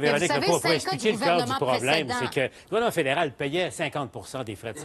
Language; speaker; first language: French; native; French